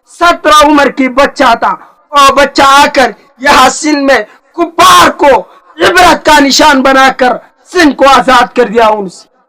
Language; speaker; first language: Urdu; non-native, local second language; Pashto